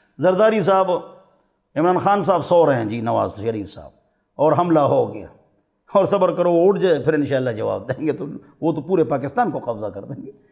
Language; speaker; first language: Urdu; non-native, local second language; Pashto